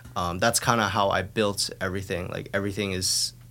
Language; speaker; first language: English; non-native, fluent; Thai